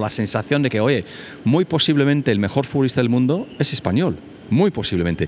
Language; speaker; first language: Spanish; non-native, fluent; English